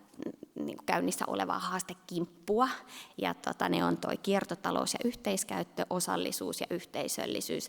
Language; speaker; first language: Finnish; native; Finnish